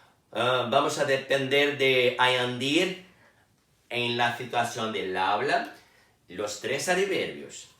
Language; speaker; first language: Spanish; non-native, fluent; Portuguese